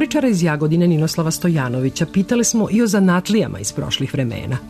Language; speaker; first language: Serbian; native; Serbian